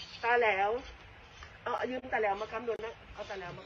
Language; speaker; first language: Spanish; non-native, learner; Thai